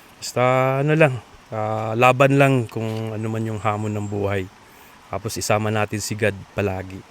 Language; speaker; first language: Filipino; non-native, local second language; Cebuano